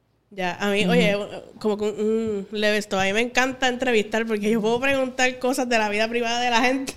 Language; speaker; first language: Spanish; native; Spanish